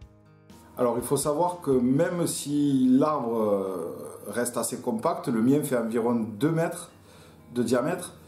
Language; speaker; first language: French; native; French